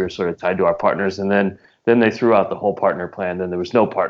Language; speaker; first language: English; native; English